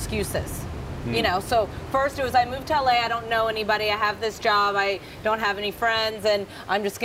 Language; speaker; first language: English; native; English